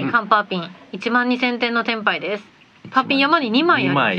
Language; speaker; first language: Japanese; native; Japanese